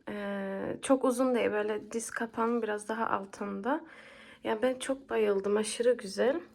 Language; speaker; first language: Turkish; early bilingual, heritage; Turkish